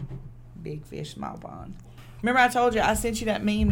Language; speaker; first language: English; native; English